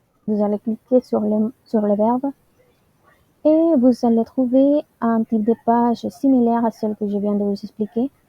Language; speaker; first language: French; non-native, learner; Spanish